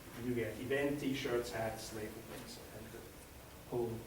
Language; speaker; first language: English; non-native, fluent; Swiss German